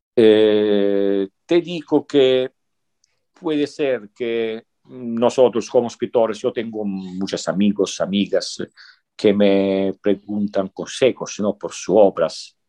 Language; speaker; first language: Spanish; non-native, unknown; Italian